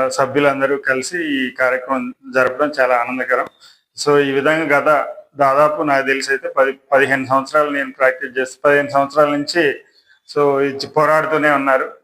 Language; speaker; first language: Telugu; native; Telugu